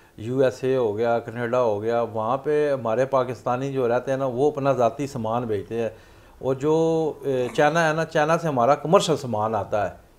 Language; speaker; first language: Urdu; non-native, local second language; Punjabi